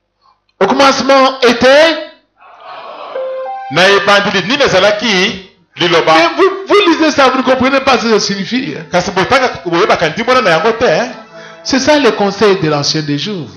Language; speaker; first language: French; non-native, local second language; Lingala